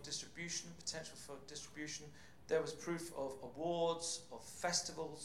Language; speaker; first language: English; native; English